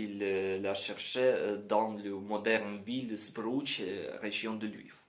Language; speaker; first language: French; non-native, learner; Ukrainian